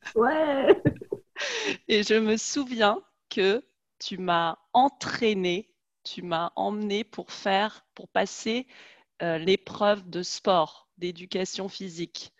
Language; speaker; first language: French; native; French